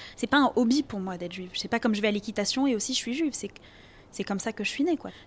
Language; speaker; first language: French; native; French